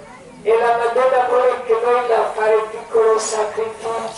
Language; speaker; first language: Italian; non-native, learner; Croatian